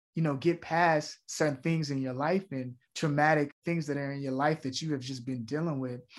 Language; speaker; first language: English; native; English